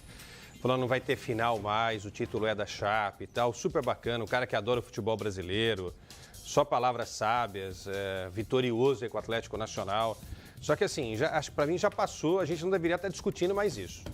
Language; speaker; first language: Portuguese; native; Portuguese